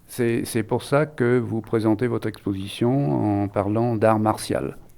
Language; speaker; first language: French; native; French